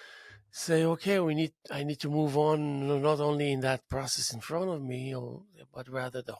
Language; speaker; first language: English; non-native, fluent; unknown